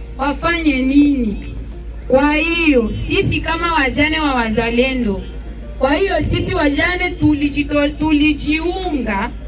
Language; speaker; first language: Swahili; native; Swahili